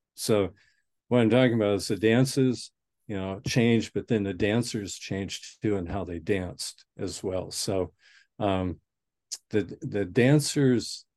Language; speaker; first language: English; native; English